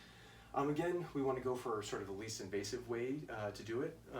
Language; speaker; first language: English; native; English